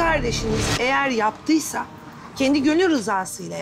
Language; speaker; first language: Turkish; native; Turkish